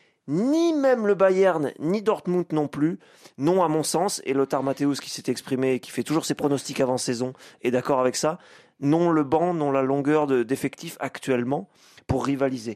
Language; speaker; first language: French; native; French